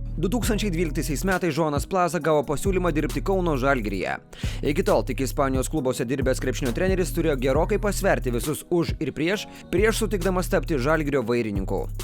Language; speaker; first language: Lithuanian; native; Lithuanian